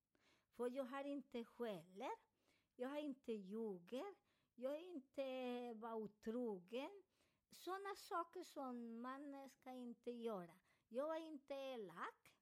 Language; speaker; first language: Swedish; non-native, fluent; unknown